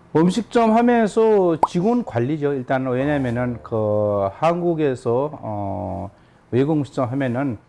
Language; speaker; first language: Korean; non-native, fluent; Nepali